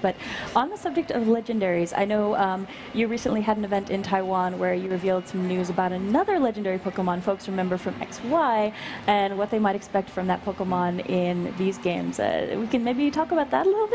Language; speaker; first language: English; native; English